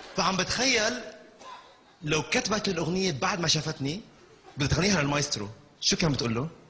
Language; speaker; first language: Arabic; non-native, local second language; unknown